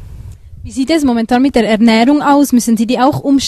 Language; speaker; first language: German; native; German